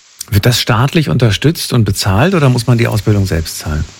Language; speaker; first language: German; native; German